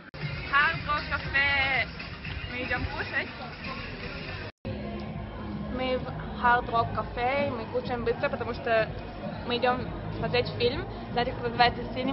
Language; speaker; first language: Russian; early bilingual, heritage; Russian